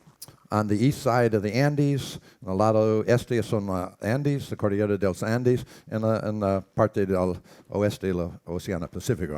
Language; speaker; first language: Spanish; non-native, learner; English